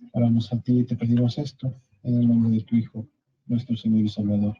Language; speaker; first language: Spanish; native; Spanish